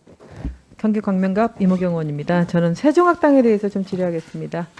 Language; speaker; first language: Korean; native; Korean